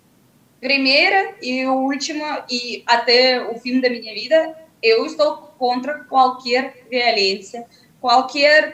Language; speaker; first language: Portuguese; non-native, fluent; Russian